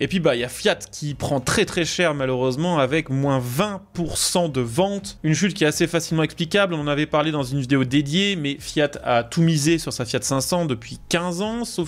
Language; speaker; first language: French; native; French